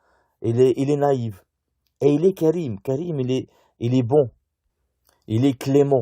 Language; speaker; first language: French; native; French